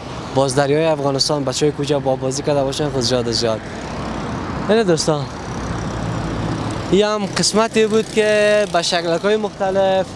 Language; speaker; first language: Persian; native; Persian